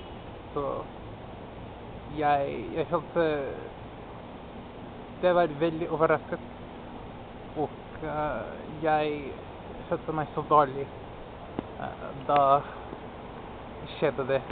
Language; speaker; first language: Norwegian; non-native, learner; English